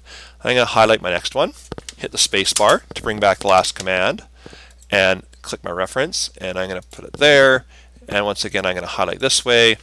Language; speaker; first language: English; native; English